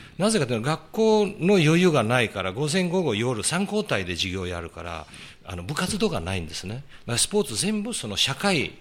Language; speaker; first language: Japanese; early bilingual, heritage; Portuguese